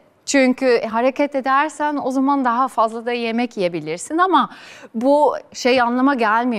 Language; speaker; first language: Turkish; non-native, fluent; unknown